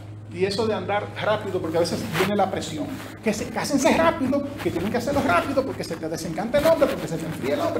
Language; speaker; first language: Spanish; native; Spanish